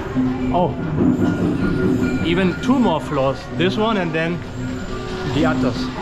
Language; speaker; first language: English; non-native, fluent; German